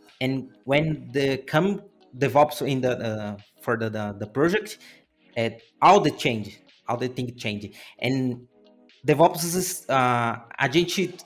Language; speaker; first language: English; non-native, learner; Portuguese